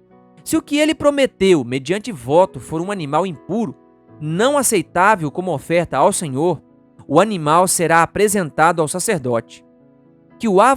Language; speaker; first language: Portuguese; native; Portuguese